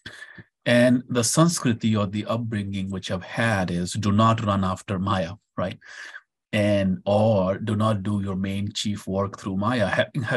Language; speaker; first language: English; non-native, local second language; Punjabi